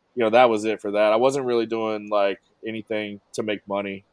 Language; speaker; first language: English; native; English